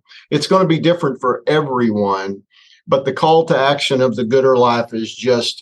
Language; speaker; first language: English; native; English